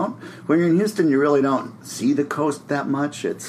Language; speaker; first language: English; native; English